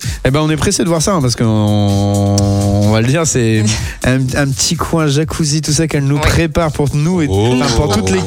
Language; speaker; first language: French; native; French